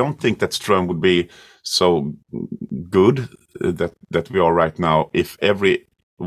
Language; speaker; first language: English; non-native, fluent; Swedish